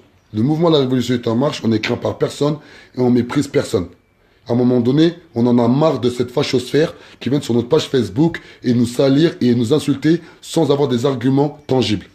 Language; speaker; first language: French; native; French